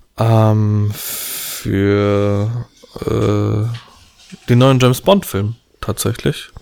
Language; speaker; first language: German; early bilingual, other home language; Polish